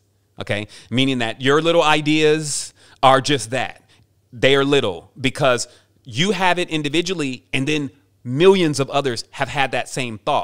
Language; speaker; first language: English; native; English